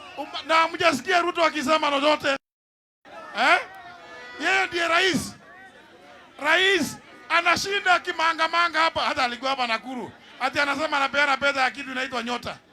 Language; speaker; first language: Swahili; non-native, local second language; Kikuyu